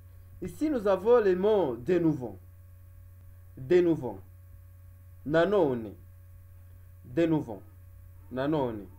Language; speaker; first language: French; non-native, local second language; Kinyarwanda